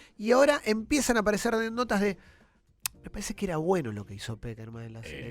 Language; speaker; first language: Spanish; native; Spanish